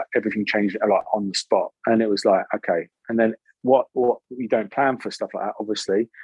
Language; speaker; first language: English; native; English